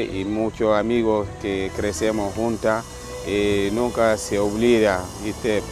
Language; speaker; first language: Spanish; non-native, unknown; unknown